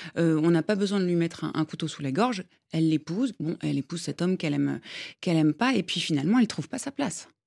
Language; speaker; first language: French; native; French